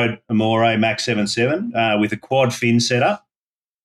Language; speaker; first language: English; native; English